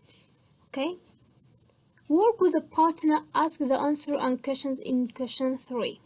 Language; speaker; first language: English; non-native, fluent; Central Kurdish